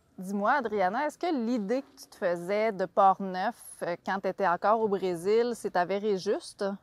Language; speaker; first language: French; native; French